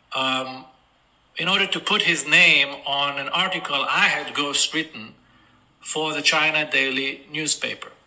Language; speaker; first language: English; non-native, fluent; Hebrew